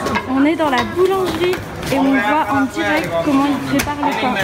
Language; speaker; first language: French; native; French